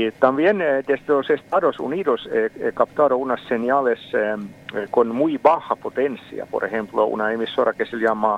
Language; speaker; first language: Spanish; non-native, fluent; Finnish